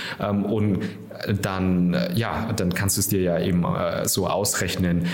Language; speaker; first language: German; early bilingual, other home language; Vietnamese